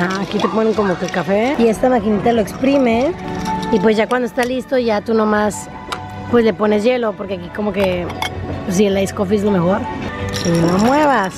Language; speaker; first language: Spanish; native; Spanish